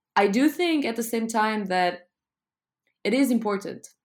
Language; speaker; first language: English; non-native, fluent; Portuguese